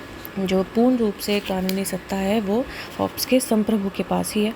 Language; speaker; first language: Hindi; native; Hindi